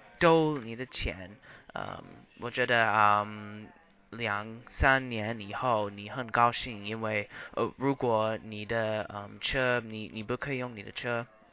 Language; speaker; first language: Chinese; non-native, learner; English